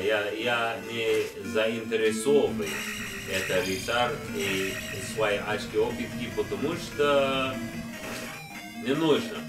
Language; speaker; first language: Russian; non-native, learner; English